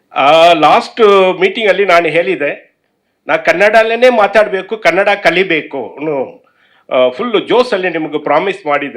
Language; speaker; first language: Kannada; non-native, learner; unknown